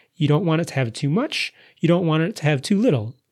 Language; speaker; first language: English; native; English